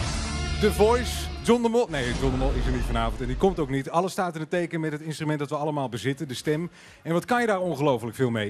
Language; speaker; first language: Dutch; native; Dutch